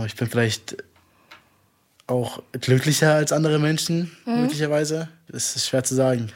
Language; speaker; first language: German; native; German